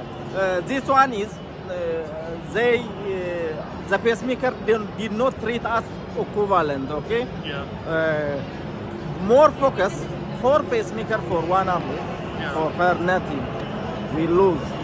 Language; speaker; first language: English; non-native, learner; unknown